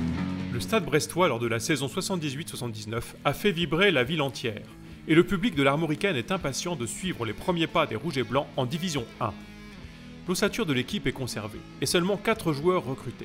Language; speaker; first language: French; native; French